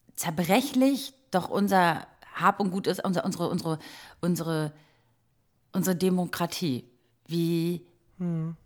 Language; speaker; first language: German; early bilingual, other home language; Croatian